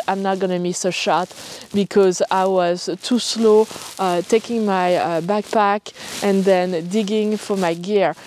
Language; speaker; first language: English; non-native, fluent; French